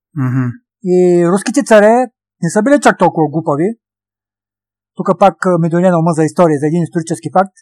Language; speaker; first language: Bulgarian; native; Bulgarian